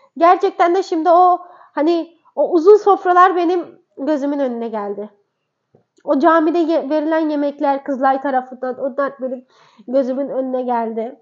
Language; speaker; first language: Turkish; native; Turkish